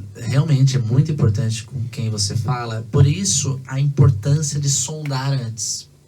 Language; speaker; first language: Portuguese; native; Portuguese